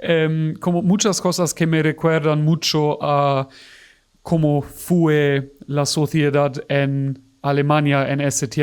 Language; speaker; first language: Spanish; non-native, fluent; German